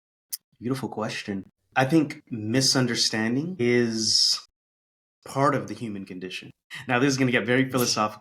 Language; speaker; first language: English; native; English